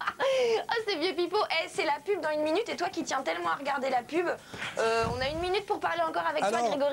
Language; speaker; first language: French; native; French